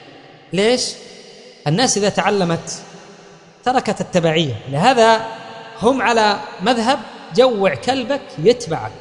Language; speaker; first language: Arabic; native; Arabic